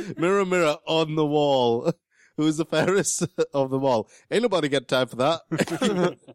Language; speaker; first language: English; native; English